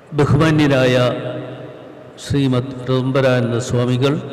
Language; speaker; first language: Malayalam; native; Malayalam